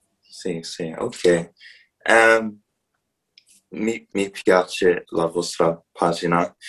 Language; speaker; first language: Italian; non-native, learner; English